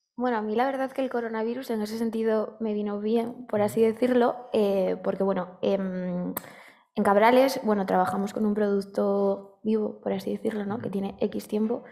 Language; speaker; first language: Spanish; native; Spanish